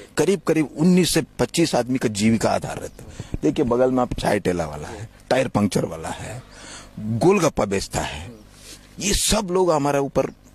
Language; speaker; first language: Hindi; non-native, local second language; Telugu